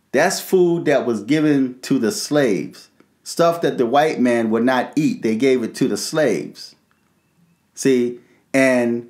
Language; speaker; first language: English; native; English